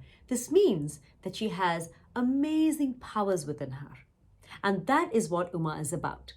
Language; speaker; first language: English; non-native, local second language; Tamil